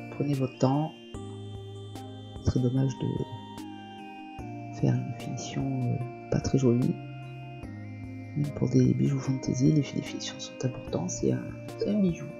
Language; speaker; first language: French; native; French